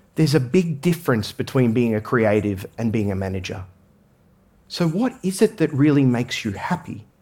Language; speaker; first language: English; native; English